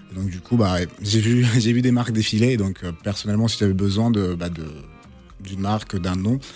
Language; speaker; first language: French; non-native, local second language; Lingala